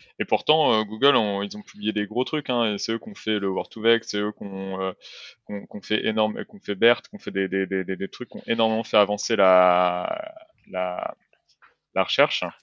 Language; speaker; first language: French; native; French